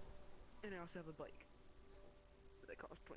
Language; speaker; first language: English; native; English